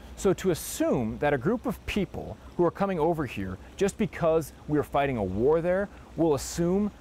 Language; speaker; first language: English; native; English